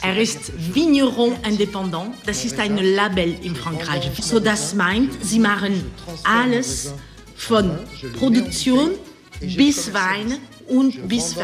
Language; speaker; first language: German; non-native, learner; French